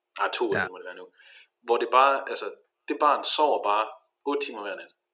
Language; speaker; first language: Danish; native; Danish